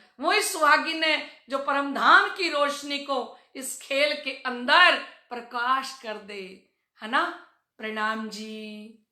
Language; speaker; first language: Hindi; native; Hindi